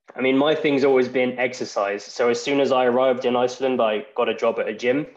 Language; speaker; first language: English; native; English